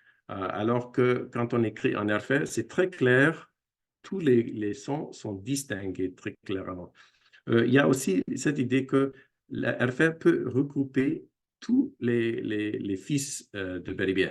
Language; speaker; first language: French; non-native, fluent; English